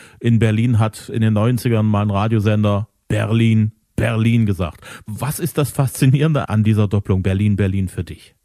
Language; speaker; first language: German; native; German